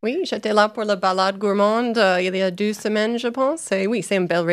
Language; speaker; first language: French; non-native, learner; English